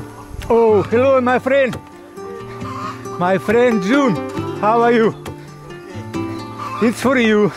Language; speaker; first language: English; non-native, learner; Russian